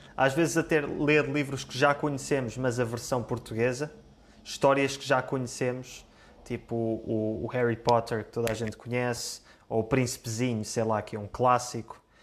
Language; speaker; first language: Portuguese; native; Portuguese